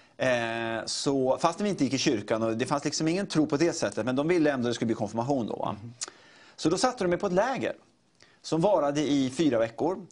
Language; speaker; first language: Swedish; native; Swedish